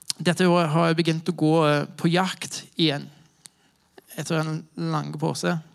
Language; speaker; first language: Norwegian; non-native, fluent; English